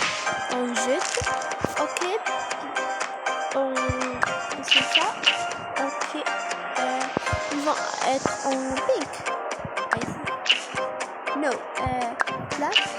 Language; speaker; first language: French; non-native, learner; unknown